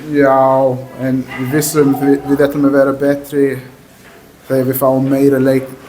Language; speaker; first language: Icelandic; non-native, learner; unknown